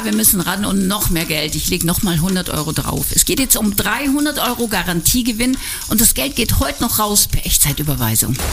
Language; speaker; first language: German; native; German